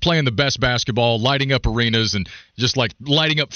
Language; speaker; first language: English; native; English